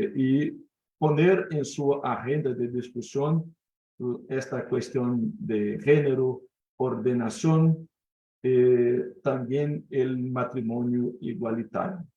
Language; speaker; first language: Spanish; non-native, fluent; Portuguese